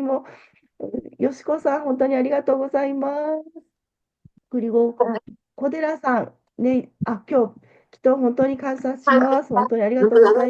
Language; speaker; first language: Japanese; non-native, fluent; Korean